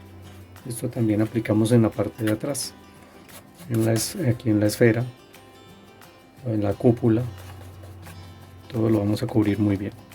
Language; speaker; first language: Spanish; native; Spanish